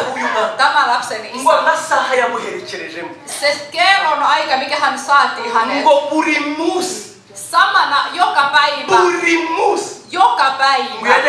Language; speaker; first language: Finnish; non-native, fluent; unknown